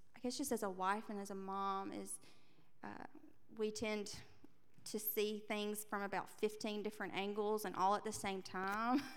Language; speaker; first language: English; native; English